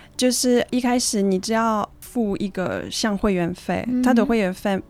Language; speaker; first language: Chinese; non-native, fluent; French